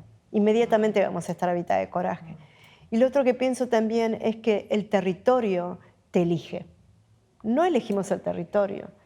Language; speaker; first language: Spanish; native; Spanish